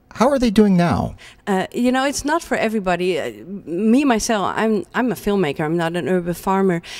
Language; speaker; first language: English; non-native, fluent; Dutch